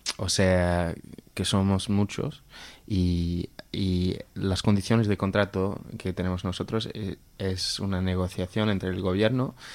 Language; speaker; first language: Spanish; non-native, fluent; English